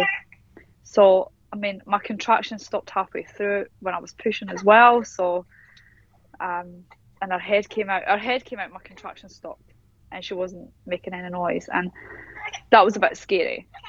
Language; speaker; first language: English; native; English